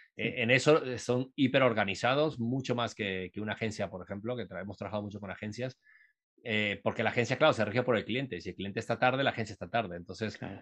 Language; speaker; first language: Spanish; native; Spanish